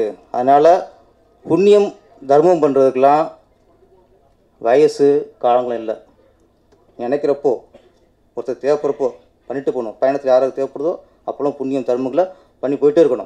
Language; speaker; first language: Tamil; native; Tamil